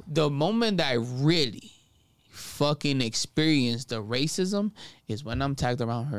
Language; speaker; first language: English; early bilingual, other home language; Spanish